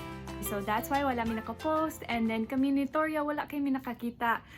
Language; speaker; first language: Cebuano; non-native, local second language; English